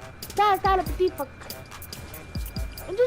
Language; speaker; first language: Arabic; native; Arabic